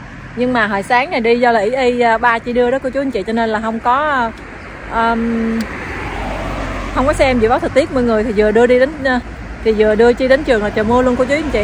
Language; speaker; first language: Vietnamese; native; Vietnamese